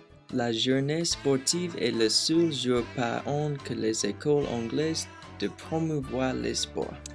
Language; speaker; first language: French; non-native, learner; English